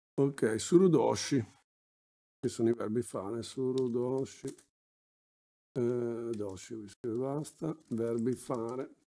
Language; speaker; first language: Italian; native; Italian